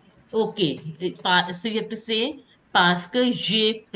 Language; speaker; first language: French; non-native, fluent; Hindi